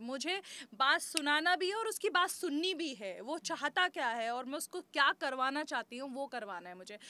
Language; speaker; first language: Hindi; native; Hindi